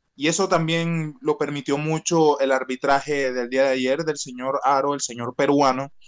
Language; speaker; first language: Spanish; native; Spanish